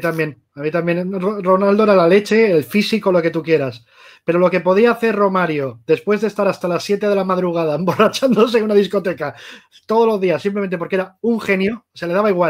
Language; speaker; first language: Spanish; native; Spanish